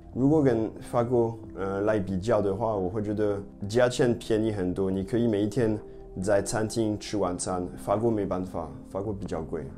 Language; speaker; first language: Chinese; non-native, fluent; French